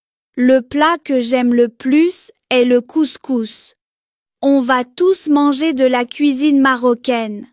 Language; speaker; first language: French; non-native, local second language; Arabic